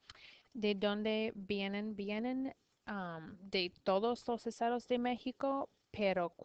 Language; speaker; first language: Spanish; non-native, learner; English